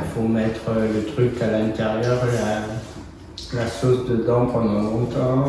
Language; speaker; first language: French; native; French